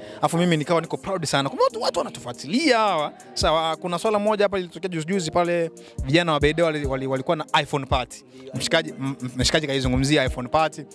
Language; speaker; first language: Swahili; native; Swahili